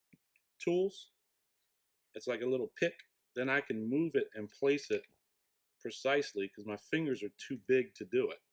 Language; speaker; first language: English; native; English